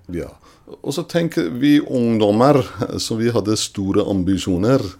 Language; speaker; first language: Norwegian; non-native, fluent; Persian